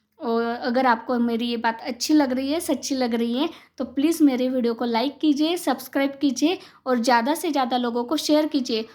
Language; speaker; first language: Hindi; non-native, local second language; Marathi